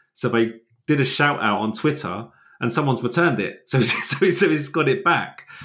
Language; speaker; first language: English; native; English